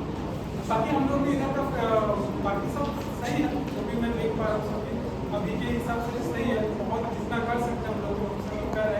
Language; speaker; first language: Hindi; non-native, local second language; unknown